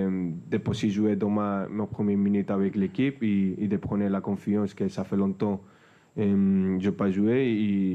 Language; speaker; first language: French; non-native, fluent; Spanish